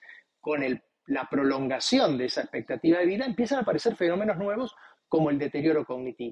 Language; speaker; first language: Spanish; native; Spanish